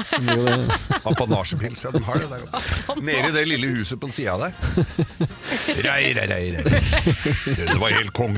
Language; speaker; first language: Norwegian; native; Norwegian